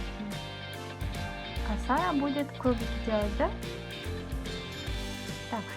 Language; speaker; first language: Russian; non-native, local second language; Kazakh